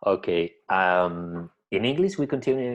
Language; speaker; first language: English; non-native, learner; Spanish